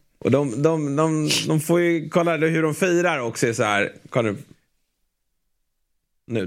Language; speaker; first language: Swedish; native; Swedish